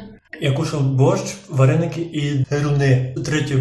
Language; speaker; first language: Russian; non-native, learner; French